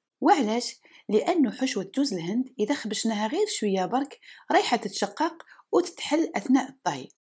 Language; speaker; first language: Arabic; native; Arabic